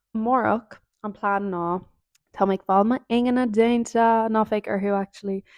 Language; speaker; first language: Irish; non-native, local second language; English